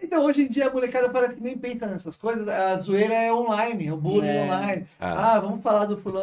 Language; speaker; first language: Portuguese; native; Portuguese